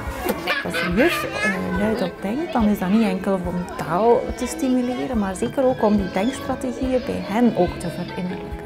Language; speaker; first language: Dutch; native; Dutch